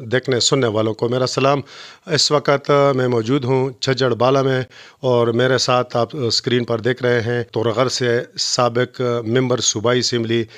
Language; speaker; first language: Urdu; non-native, local second language; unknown